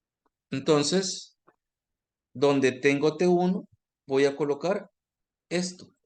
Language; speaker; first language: Spanish; native; Spanish